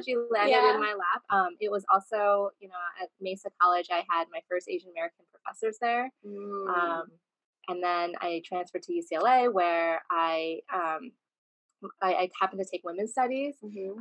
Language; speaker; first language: English; native; English